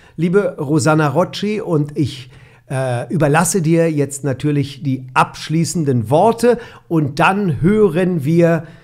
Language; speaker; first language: German; native; German